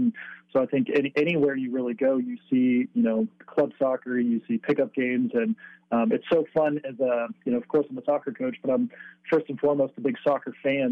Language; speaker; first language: English; native; English